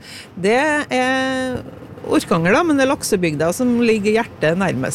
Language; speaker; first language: Norwegian; native; Norwegian